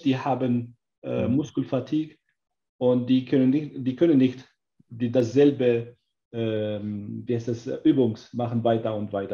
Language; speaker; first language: German; non-native, learner; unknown